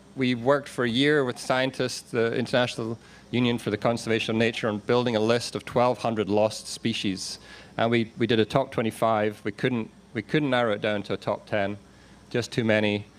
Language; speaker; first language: English; native; English